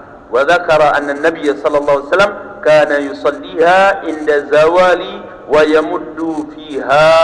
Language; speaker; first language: Arabic; non-native, fluent; Sasak